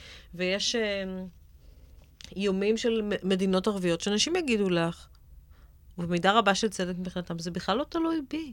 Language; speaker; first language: Hebrew; native; Hebrew